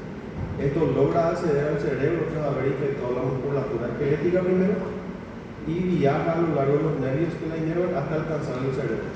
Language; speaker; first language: Spanish; native; Spanish